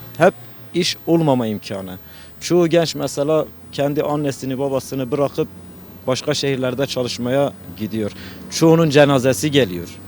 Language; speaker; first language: Turkish; non-native, local second language; Kurdish